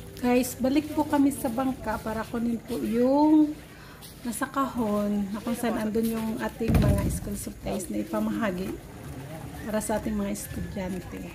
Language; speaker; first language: Filipino; non-native, local second language; Bikol